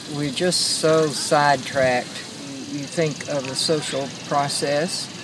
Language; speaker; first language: English; native; English